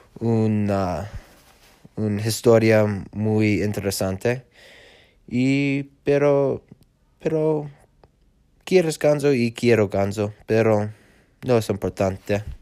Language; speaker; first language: Spanish; non-native, learner; English